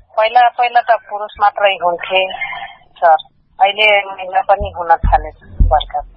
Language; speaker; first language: Nepali; non-native, local second language; Dangaura Tharu